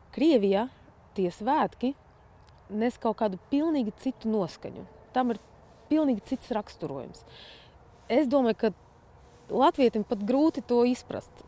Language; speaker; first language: Latvian; non-native, fluent; Russian